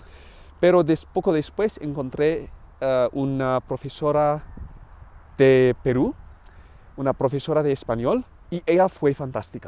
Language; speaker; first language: Spanish; non-native, fluent; English